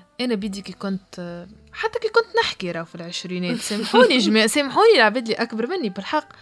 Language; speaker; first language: Arabic; native; Arabic